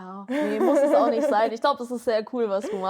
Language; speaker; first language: German; native; German